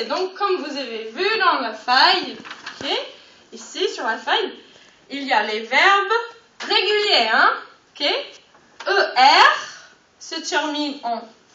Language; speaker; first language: French; non-native, fluent; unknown